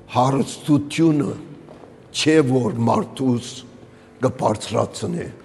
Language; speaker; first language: Armenian; early bilingual, heritage; Armenian